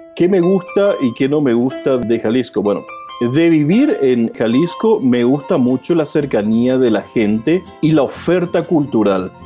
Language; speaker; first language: Spanish; native; Spanish